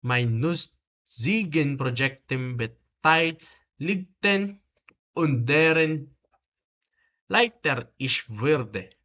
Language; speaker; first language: German; non-native, learner; Filipino